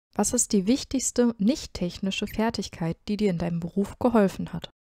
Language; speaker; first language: German; native; German